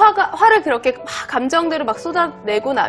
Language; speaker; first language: Korean; native; Korean